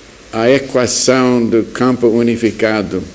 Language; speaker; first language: Portuguese; non-native, fluent; English